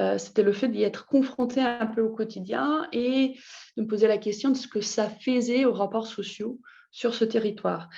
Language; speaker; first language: French; non-native, fluent; Italian